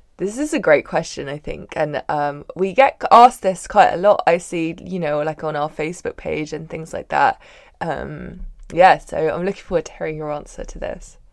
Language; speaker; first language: English; native; English